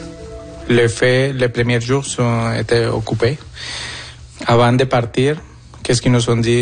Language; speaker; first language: French; non-native, fluent; Spanish